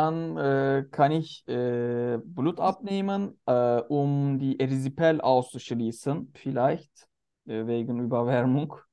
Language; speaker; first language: German; non-native, learner; Turkish